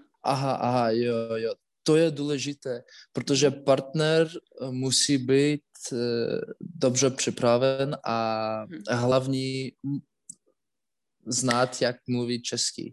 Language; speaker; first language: Czech; non-native, learner; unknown